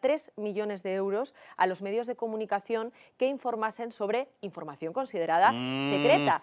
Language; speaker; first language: Spanish; native; Spanish